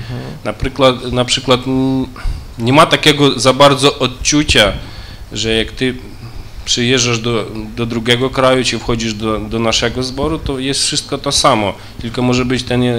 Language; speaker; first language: Polish; early bilingual, other home language; Ukrainian